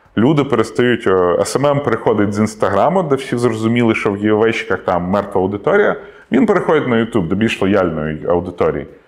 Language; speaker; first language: Ukrainian; non-native, local second language; Russian